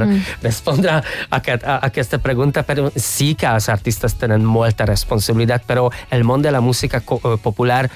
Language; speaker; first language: Catalan; non-native, fluent; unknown